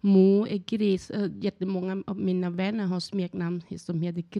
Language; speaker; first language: Swedish; non-native, learner; Thai